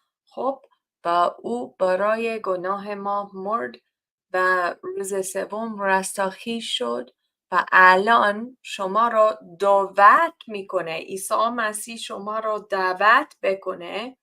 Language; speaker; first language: Persian; non-native, learner; English